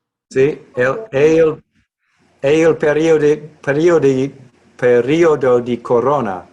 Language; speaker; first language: Italian; non-native, learner; English